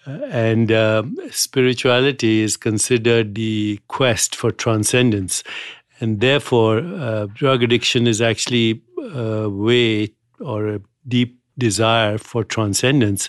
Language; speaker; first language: English; non-native, local second language; Hindi